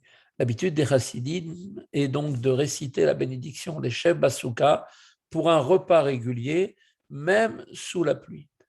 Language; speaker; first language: French; native; French